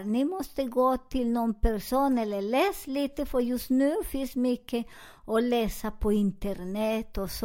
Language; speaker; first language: Swedish; non-native, learner; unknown